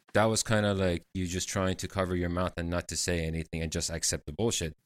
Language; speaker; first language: English; non-native, fluent; Persian